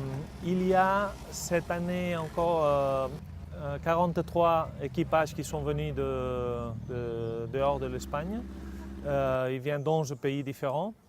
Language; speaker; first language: French; non-native, fluent; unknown